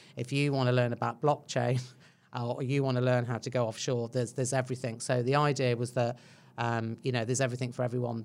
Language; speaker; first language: English; native; English